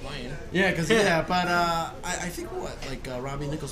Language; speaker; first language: English; native; English